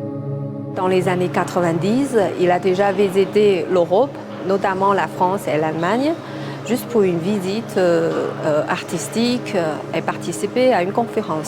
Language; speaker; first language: French; non-native, fluent; Chinese